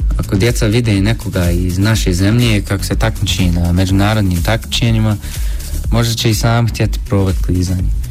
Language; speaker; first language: Bosnian; early bilingual, heritage; Bosnian